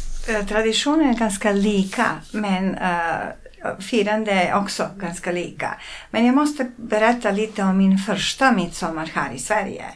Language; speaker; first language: Swedish; non-native, fluent; Serbian